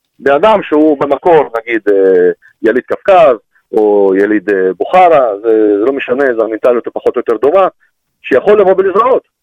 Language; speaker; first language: Hebrew; non-native, fluent; Russian